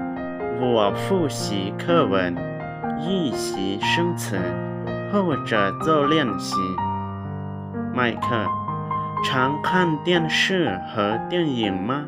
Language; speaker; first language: Chinese; non-native, fluent; Lao